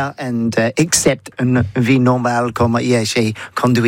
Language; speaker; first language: French; non-native, learner; English